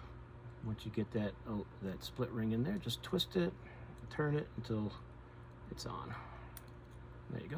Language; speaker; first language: English; native; English